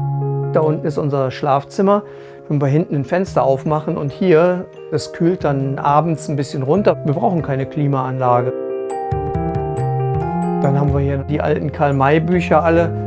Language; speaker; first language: German; native; German